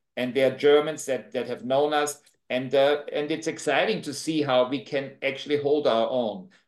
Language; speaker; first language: English; non-native, fluent; German